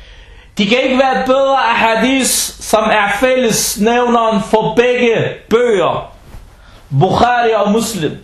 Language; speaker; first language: Danish; early bilingual, other home language; Arabic